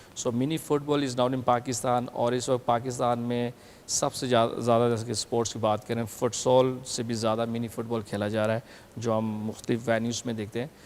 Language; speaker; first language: Urdu; early bilingual, heritage; Urdu